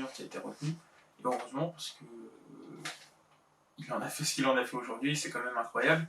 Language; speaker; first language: French; native; French